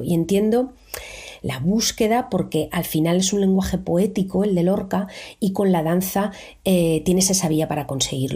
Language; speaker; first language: Spanish; native; Spanish